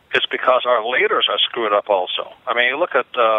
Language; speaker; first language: English; native; English